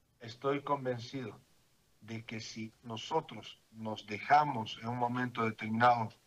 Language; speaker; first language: Spanish; native; Spanish